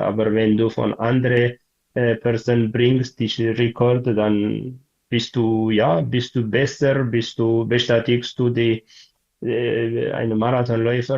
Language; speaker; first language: German; non-native, learner; Tigrinya